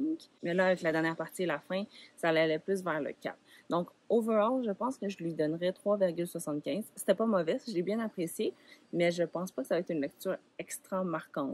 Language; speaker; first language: French; native; French